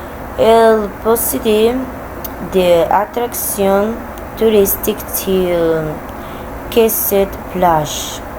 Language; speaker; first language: French; non-native, learner; Spanish